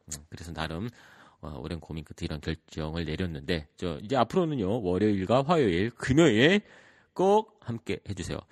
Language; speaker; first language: Korean; early bilingual, heritage; Korean